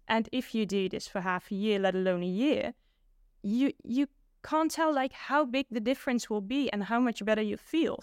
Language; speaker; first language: English; non-native, fluent; Dutch